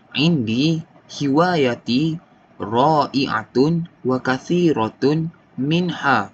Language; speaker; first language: Arabic; non-native, learner; Malay